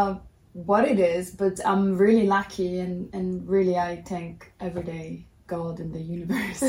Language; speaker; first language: English; non-native, fluent; Portuguese